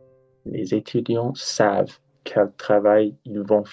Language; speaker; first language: French; non-native, learner; English